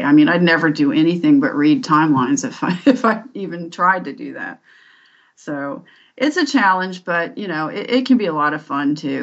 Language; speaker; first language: English; native; English